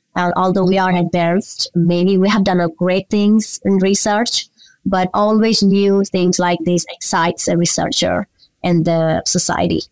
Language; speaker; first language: English; non-native, local second language; Nepali